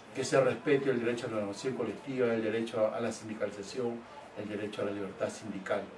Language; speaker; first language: Spanish; native; Spanish